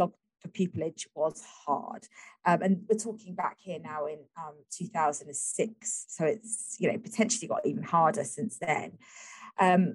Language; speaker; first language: English; native; English